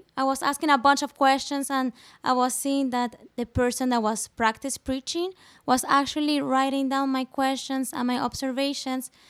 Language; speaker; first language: English; non-native, fluent; Spanish